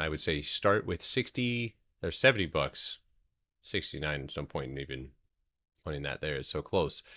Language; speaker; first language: English; native; English